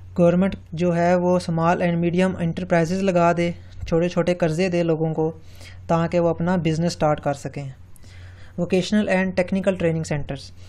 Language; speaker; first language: Urdu; non-native, local second language; Punjabi